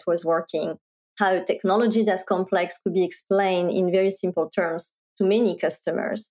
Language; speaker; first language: English; non-native, fluent; French